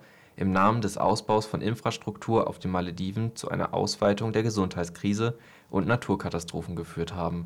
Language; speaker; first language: German; native; German